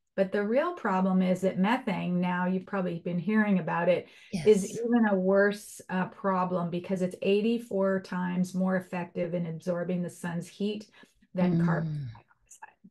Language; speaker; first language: English; native; English